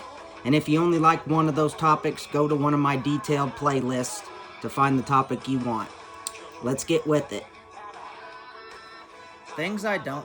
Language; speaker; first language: English; native; English